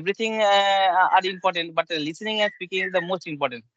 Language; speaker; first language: English; non-native, learner; Bangla